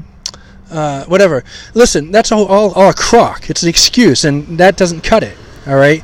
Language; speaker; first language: English; native; English